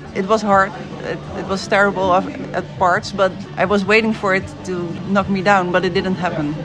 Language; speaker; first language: English; non-native, fluent; Dutch